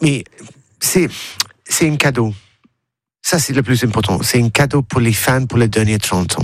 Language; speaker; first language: French; non-native, learner; English